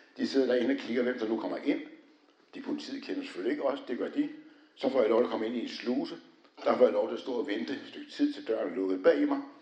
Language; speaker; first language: Danish; native; Danish